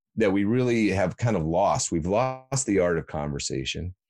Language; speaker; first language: English; native; English